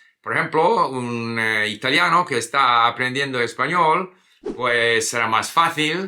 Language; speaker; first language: Spanish; non-native, fluent; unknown